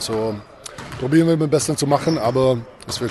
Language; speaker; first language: German; non-native, learner; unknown